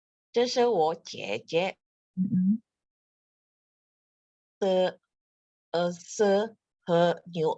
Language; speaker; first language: Chinese; non-native, learner; Indonesian